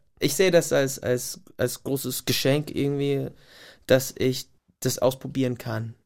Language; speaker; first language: German; non-native, fluent; English